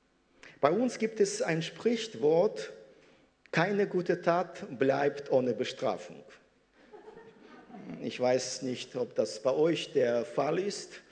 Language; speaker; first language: German; non-native, fluent; Russian